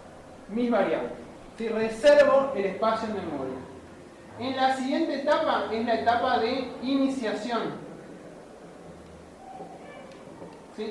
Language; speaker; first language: Spanish; native; Spanish